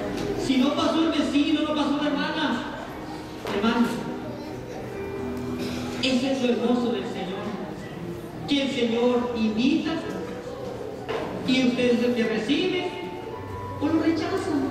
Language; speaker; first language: Spanish; native; Spanish